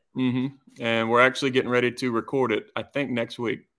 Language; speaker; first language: English; native; English